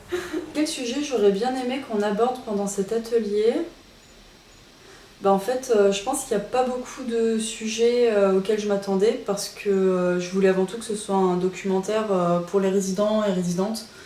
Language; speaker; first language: French; native; French